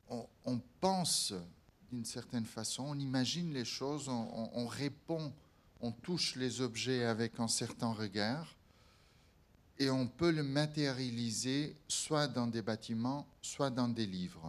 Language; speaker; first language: French; non-native, fluent; Portuguese